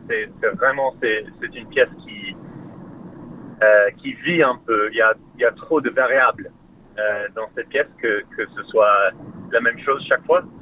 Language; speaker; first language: French; non-native, learner; English